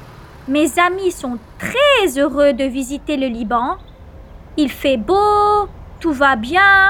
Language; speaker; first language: French; non-native, local second language; Arabic